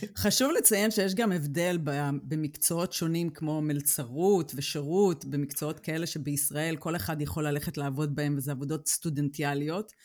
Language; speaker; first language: Hebrew; native; Hebrew